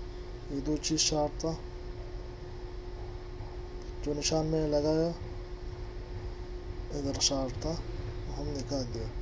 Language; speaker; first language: Hindi; non-native, local second language; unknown